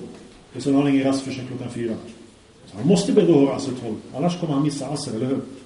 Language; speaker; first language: Swedish; early bilingual, other home language; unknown